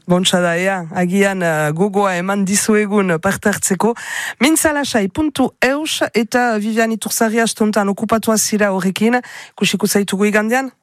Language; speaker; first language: Basque; native; Basque